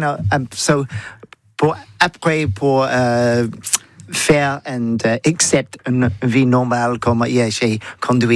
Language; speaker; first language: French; non-native, learner; English